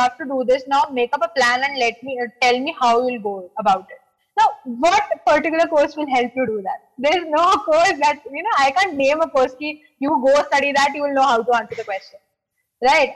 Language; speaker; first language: English; non-native, local second language; Hindi